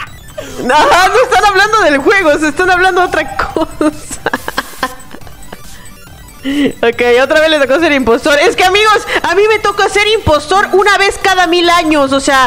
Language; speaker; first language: Spanish; native; Spanish